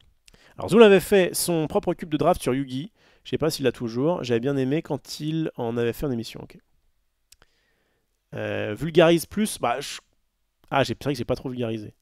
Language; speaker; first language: French; native; French